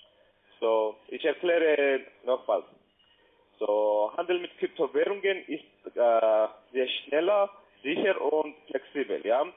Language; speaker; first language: German; non-native, learner; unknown